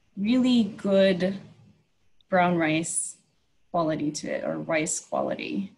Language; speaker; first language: English; non-native, fluent; Japanese